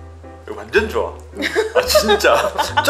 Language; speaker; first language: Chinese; non-native, learner; Korean